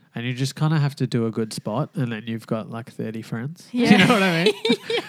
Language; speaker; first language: English; native; English